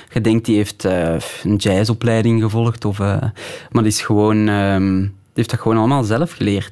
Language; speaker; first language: Dutch; native; Dutch